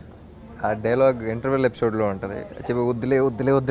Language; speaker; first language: Telugu; native; Telugu